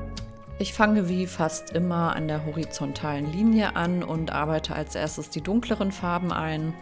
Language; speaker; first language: German; native; German